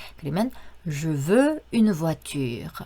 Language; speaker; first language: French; non-native, fluent; Korean